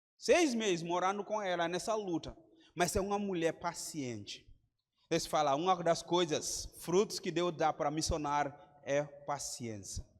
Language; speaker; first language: Portuguese; non-native, fluent; Mandingo